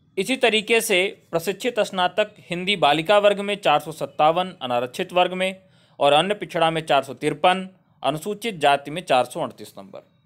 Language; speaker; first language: Hindi; native; Hindi